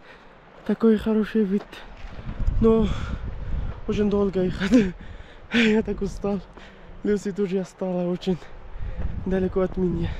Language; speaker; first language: Russian; non-native, learner; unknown